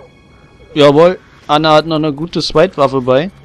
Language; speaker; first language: German; native; German